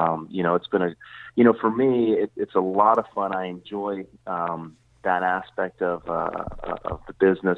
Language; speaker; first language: English; native; English